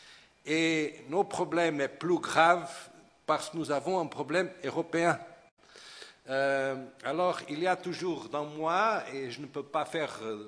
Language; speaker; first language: French; non-native, fluent; Portuguese